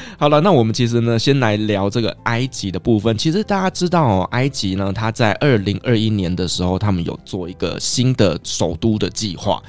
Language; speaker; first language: Chinese; native; Chinese